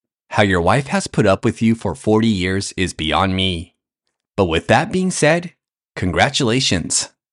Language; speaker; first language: English; native; English